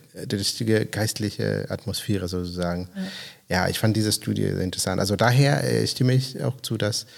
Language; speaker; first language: German; non-native, fluent; Swahili